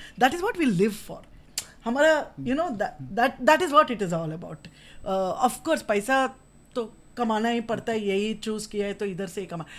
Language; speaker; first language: Hindi; non-native, local second language; Kannada